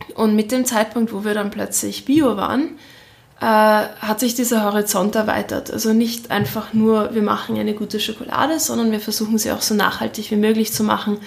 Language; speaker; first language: German; native; German